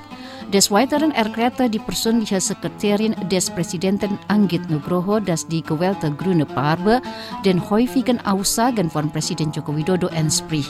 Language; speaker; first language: German; non-native, fluent; Indonesian